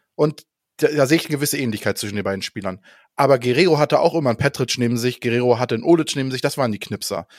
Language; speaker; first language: German; non-native, fluent; Danish